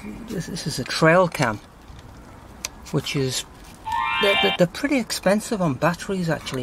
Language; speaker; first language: English; native; English